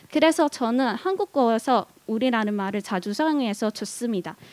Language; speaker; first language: Korean; non-native, fluent; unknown